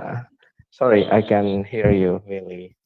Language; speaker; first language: English; non-native, learner; Indonesian